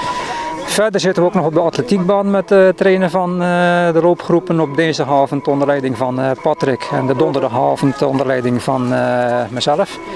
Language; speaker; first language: Dutch; native; Dutch